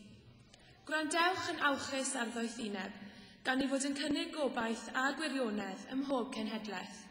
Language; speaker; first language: Welsh; native; Welsh